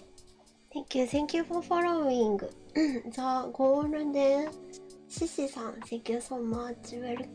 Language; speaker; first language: English; non-native, learner; Japanese